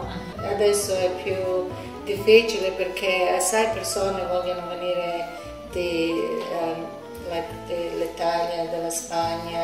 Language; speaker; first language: Italian; early bilingual, heritage; Italian